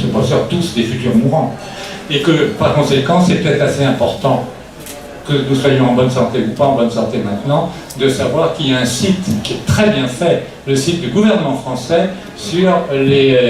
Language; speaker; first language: French; native; French